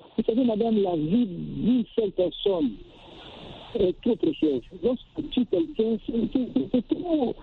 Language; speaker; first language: French; non-native, local second language; Lingala